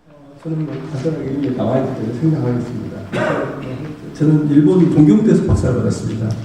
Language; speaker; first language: Korean; native; Korean